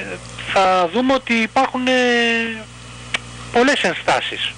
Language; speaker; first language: Greek; native; Greek